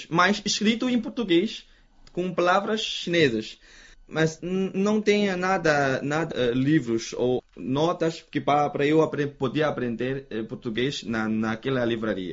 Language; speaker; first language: Portuguese; non-native, fluent; Chinese